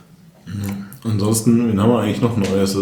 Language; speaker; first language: German; native; German